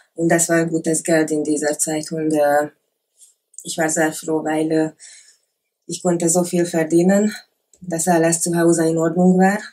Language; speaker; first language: German; non-native, learner; Hungarian